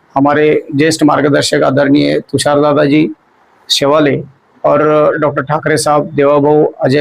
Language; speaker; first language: Hindi; non-native, local second language; Marathi